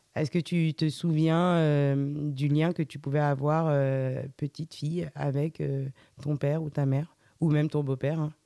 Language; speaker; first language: French; early bilingual, other home language; Fula